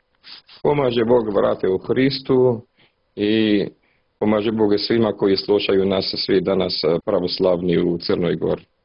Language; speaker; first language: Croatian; non-native, learner; Arabic